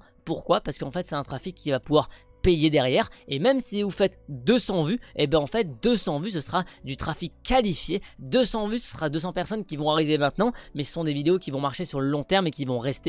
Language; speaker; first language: French; native; French